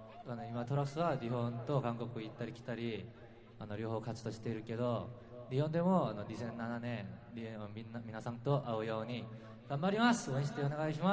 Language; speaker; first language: Japanese; non-native, learner; Korean